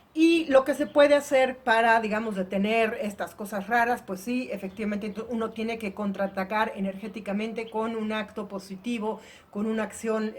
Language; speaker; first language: Spanish; native; Spanish